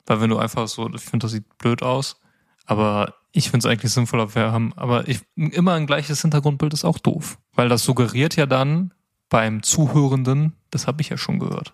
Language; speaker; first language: German; native; German